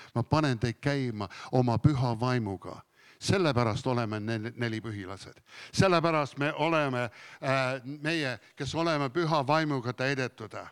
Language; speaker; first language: Estonian; non-native, fluent; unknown